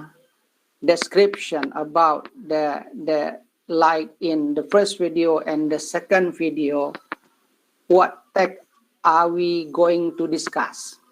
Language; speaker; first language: English; non-native, learner; Indonesian